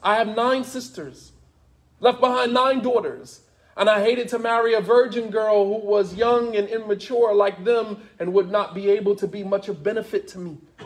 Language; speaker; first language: English; native; English